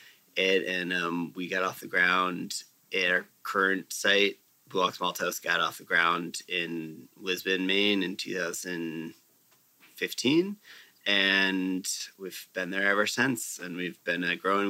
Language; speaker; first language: English; native; English